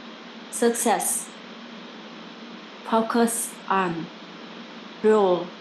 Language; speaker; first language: English; non-native, learner; Vietnamese